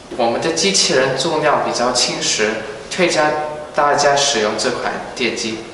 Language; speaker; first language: Chinese; early bilingual, heritage; Chinese